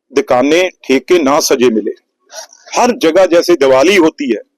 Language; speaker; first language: Hindi; non-native, local second language; Punjabi